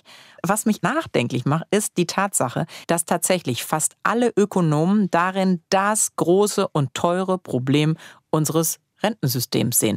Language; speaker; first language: German; native; German